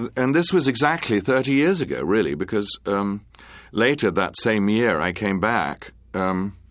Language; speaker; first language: English; native; English